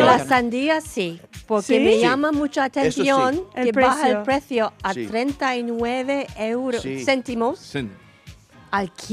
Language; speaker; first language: Spanish; non-native, fluent; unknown